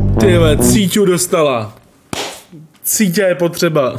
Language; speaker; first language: Czech; native; Czech